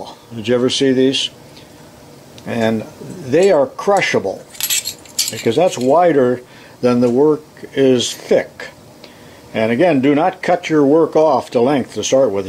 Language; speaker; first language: English; native; English